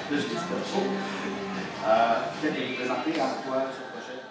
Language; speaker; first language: French; native; French